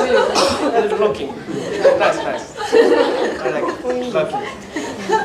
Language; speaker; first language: English; non-native, learner; Japanese